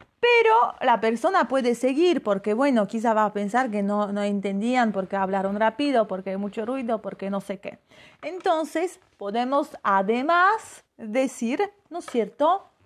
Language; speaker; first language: Spanish; non-native, fluent; Polish